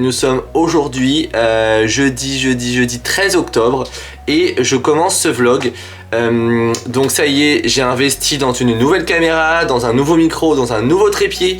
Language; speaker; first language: French; native; French